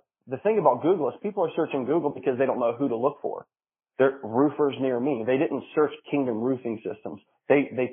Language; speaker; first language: English; native; English